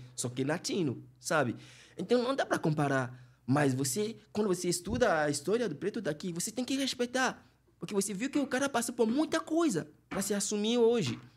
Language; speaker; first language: Portuguese; non-native, fluent; Fon